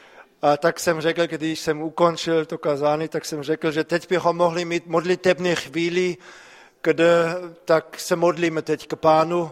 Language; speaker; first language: Czech; non-native, fluent; German